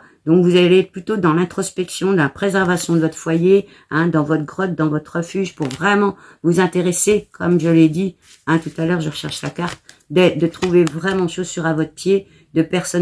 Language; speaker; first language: French; native; French